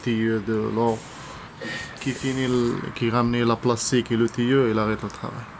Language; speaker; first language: French; non-native, learner; Arabic